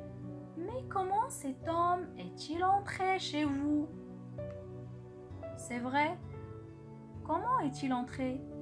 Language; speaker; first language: French; non-native, local second language; Arabic